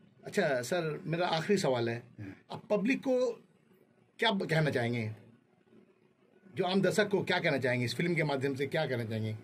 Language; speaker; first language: Hindi; native; Hindi